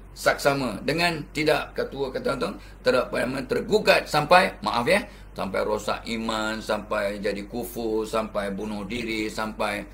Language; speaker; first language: Malay; native; Malay